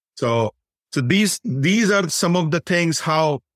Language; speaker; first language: English; non-native, local second language; Hindi